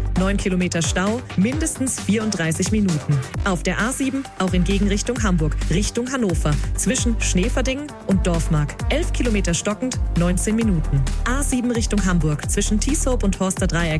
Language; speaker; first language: German; native; German